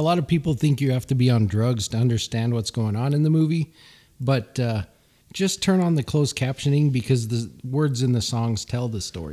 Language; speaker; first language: English; early bilingual, other home language; Swedish